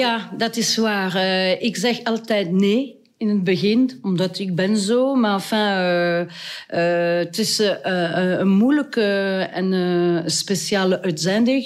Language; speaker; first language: Dutch; non-native, local second language; French